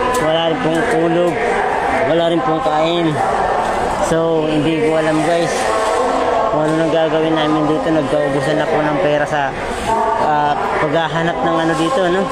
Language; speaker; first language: Filipino; non-native, local second language; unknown